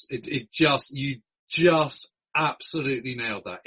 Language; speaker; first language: English; native; English